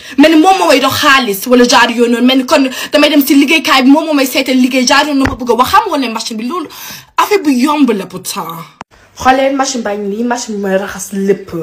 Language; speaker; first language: Wolof; early bilingual, heritage; Wolof